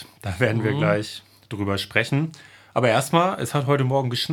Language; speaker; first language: German; native; German